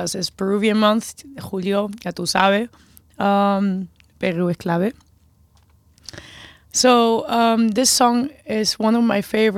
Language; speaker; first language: English; non-native, fluent; Spanish